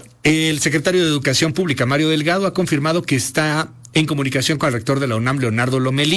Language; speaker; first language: Spanish; native; Spanish